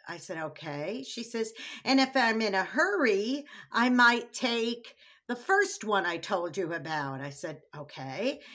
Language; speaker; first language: English; native; English